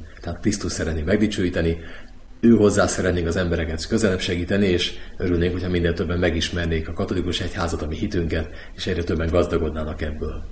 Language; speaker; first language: Hungarian; native; Hungarian